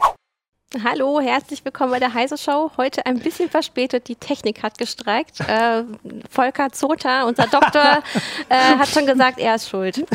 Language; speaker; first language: German; native; German